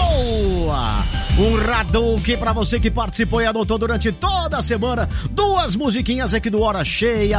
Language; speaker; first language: Portuguese; native; Portuguese